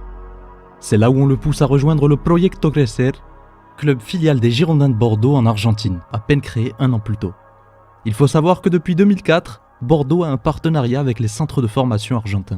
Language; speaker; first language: French; native; French